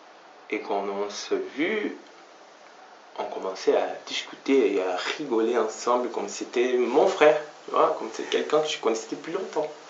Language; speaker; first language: French; non-native, fluent; Portuguese